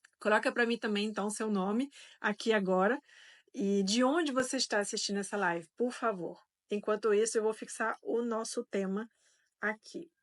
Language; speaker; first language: Portuguese; non-native, fluent; French